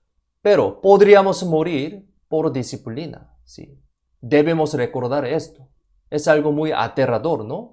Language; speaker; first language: Spanish; non-native, fluent; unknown